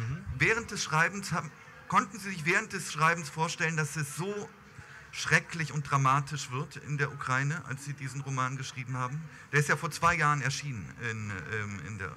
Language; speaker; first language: German; native; German